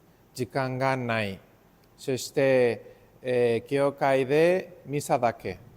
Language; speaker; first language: Japanese; non-native, learner; Spanish